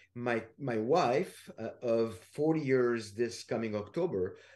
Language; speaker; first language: English; non-native, fluent; French